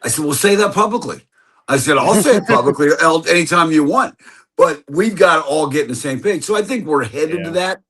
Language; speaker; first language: English; native; English